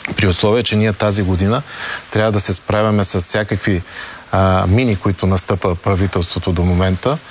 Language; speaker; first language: Bulgarian; native; Bulgarian